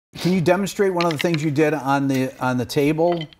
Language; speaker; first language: English; native; English